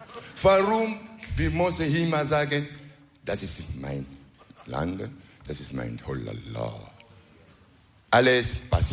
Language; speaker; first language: German; non-native, learner; French